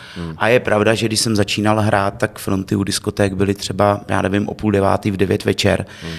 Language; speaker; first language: Czech; native; Czech